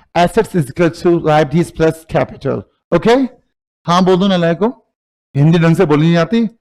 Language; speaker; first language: Hindi; native; Hindi